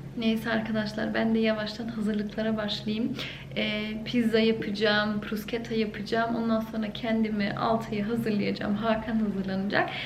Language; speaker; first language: Turkish; early bilingual, heritage; Turkish